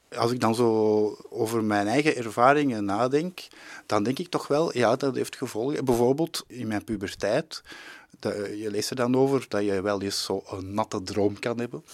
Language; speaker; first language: Dutch; native; Dutch